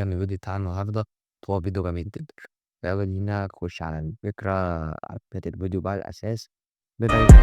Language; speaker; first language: Arabic; native; Arabic